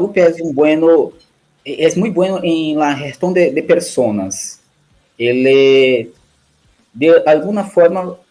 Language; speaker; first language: Spanish; non-native, learner; Portuguese